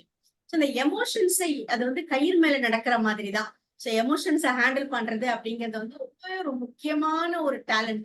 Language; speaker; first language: Tamil; native; Tamil